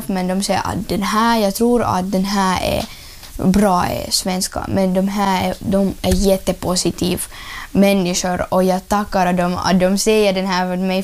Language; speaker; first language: Swedish; non-native, learner; Russian